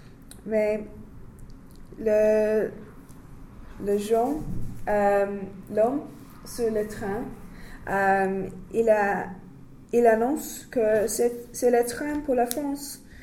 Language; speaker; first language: French; non-native, learner; English